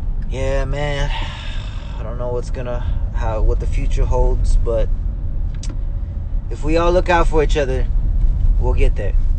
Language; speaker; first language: English; early bilingual, other home language; Korean